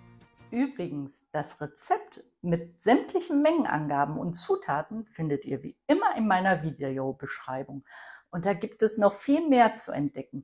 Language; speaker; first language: German; native; German